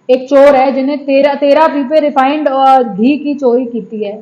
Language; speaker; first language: Hindi; non-native, local second language; Punjabi